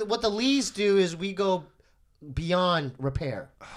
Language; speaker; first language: English; early bilingual, other home language; Korean